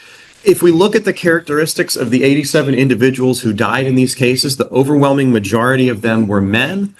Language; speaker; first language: English; native; English